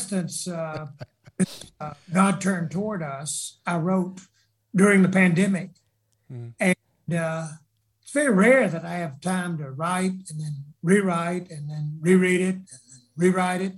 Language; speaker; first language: English; native; English